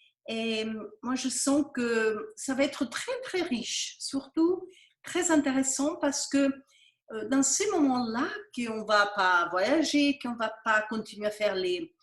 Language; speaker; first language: French; non-native, fluent; Spanish